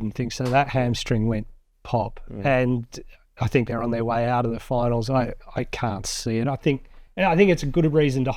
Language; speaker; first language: English; native; English